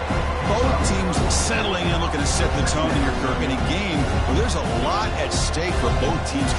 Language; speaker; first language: English; native; English